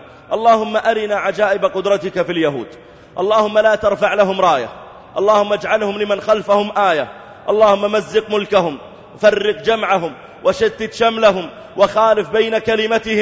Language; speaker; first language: Arabic; native; Arabic